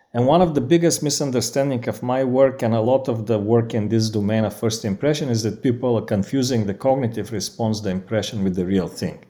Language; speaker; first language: English; non-native, fluent; Bulgarian